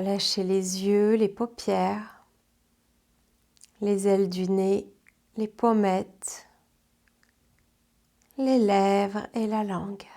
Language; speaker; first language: French; native; French